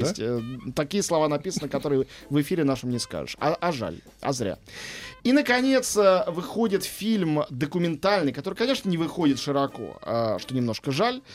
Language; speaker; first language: Russian; native; Russian